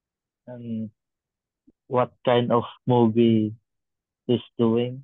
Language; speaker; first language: English; non-native, learner; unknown